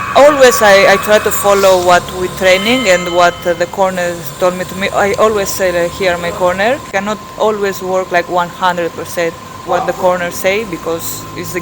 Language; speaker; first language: English; non-native, fluent; Greek